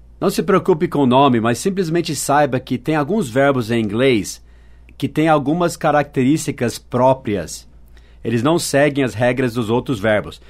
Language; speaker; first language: Portuguese; non-native, fluent; English